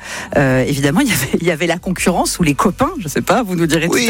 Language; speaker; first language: French; native; French